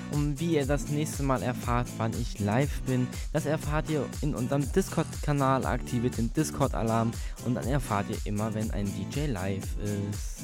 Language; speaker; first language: German; native; German